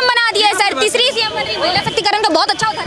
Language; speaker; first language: Hindi; native; Hindi